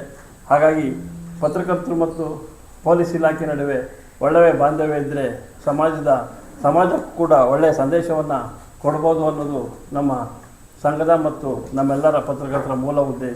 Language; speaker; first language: Kannada; native; Kannada